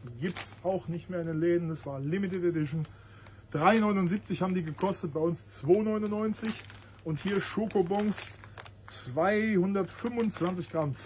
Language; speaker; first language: German; native; German